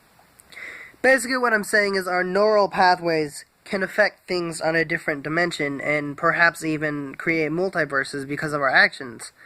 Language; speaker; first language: English; native; English